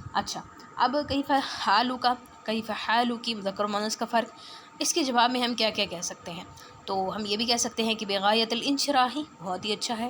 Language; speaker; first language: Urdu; non-native, local second language; Punjabi